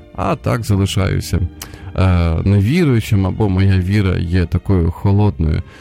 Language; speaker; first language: Ukrainian; non-native, local second language; Russian